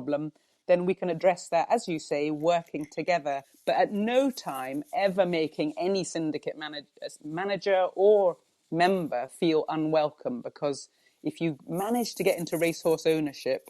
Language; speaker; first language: English; native; English